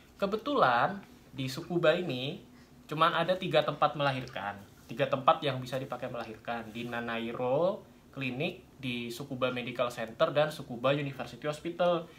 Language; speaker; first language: Indonesian; native; Indonesian